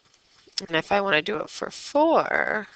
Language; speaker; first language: English; native; English